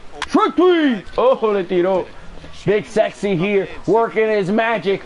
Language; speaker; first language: Spanish; early bilingual, heritage; Spanish